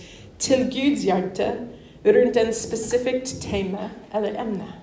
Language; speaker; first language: Norwegian; non-native, fluent; English